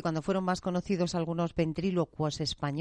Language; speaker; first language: Spanish; native; Spanish